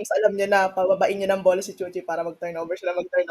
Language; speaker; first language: Filipino; native; Filipino